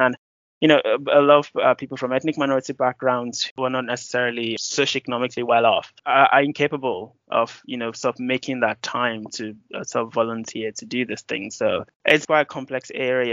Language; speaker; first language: English; non-native, local second language; Yoruba